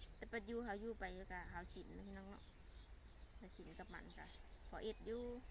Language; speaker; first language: Thai; native; Thai